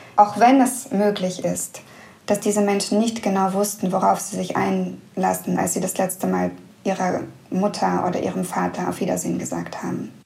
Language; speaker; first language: German; early bilingual, other home language; Russian